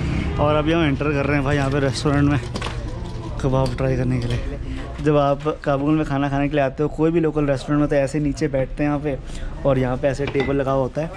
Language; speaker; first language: Hindi; native; Hindi